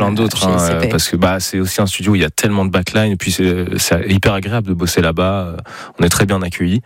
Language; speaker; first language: French; native; French